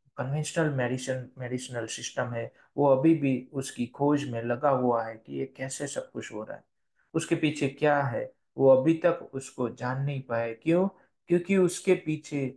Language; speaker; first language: Hindi; non-native, local second language; Gujarati